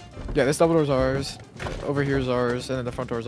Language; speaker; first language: English; native; English